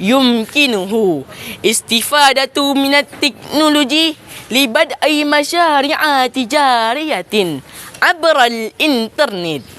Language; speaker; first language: Arabic; non-native, learner; Indonesian